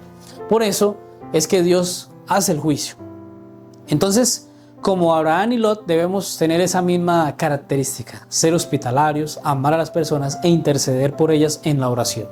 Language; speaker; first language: Spanish; native; Spanish